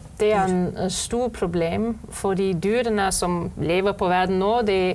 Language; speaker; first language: Norwegian; non-native, fluent; German